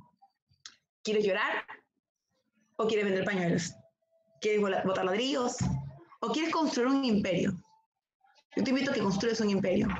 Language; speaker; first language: Spanish; native; Spanish